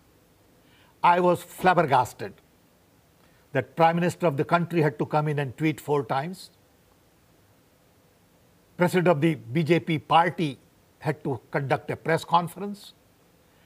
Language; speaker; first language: English; non-native, local second language; Gujarati